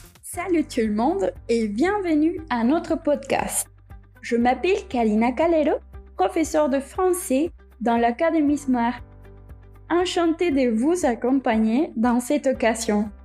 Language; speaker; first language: French; non-native, fluent; Spanish